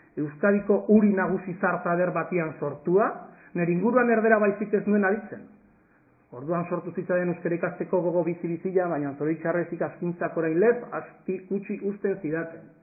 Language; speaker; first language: Basque; non-native, local second language; Spanish